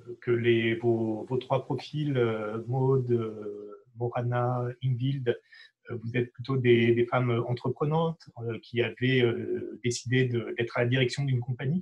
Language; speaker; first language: French; native; French